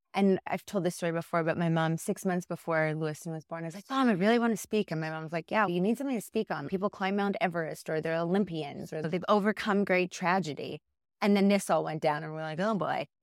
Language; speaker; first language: English; native; English